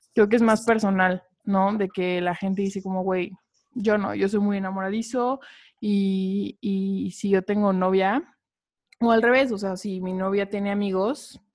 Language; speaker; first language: Spanish; native; Spanish